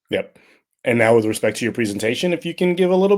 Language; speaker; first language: English; native; English